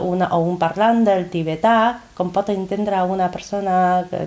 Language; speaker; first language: Catalan; non-native, fluent; Chinese